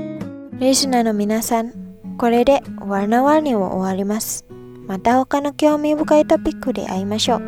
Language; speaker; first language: Japanese; non-native, fluent; Indonesian